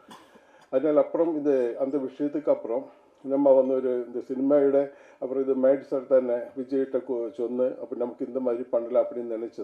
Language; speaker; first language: Tamil; non-native, learner; Malayalam